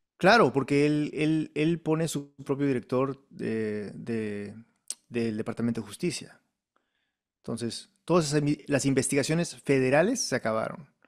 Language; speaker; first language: Spanish; early bilingual, heritage; Spanish